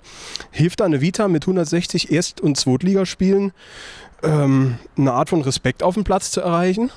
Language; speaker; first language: German; native; German